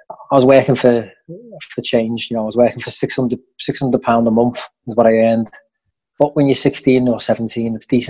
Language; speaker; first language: English; native; English